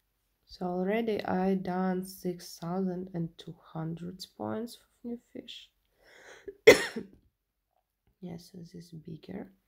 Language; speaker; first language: English; non-native, learner; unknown